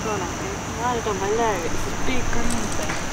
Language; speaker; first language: English; native; English